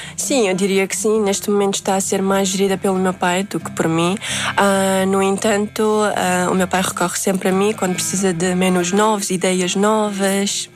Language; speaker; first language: Portuguese; early bilingual, other home language; Uzbek